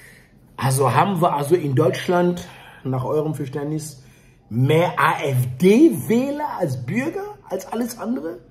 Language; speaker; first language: German; early bilingual, other home language; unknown